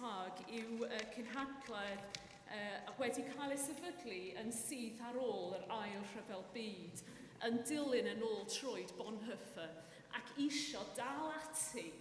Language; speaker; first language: Welsh; non-native, fluent; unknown